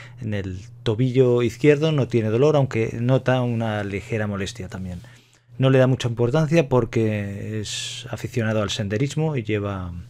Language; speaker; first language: Spanish; native; Spanish